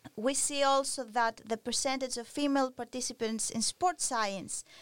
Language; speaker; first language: English; non-native, fluent; Greek